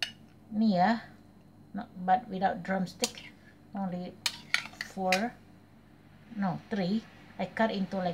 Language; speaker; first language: English; non-native, learner; Indonesian